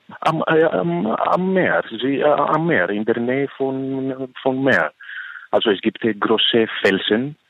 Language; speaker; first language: German; non-native, learner; Greek